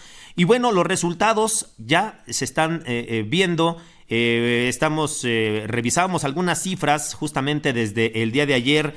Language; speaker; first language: Spanish; native; Spanish